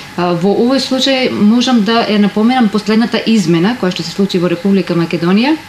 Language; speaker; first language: Macedonian; non-native, local second language; Romany